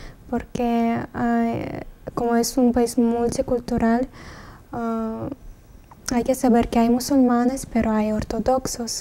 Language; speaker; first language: Spanish; non-native, learner; Russian